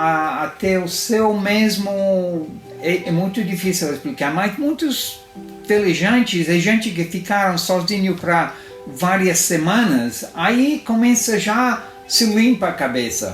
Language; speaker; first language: Portuguese; non-native, fluent; Italian